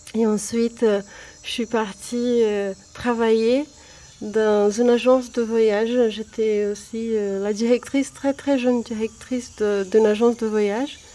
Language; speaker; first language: French; non-native, fluent; Portuguese